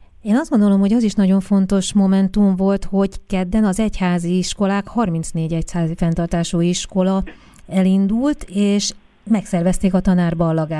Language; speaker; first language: Hungarian; native; Hungarian